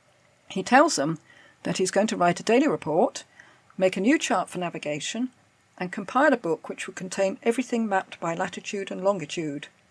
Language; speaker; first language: English; native; English